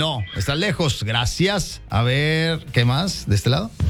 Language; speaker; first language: Spanish; native; Spanish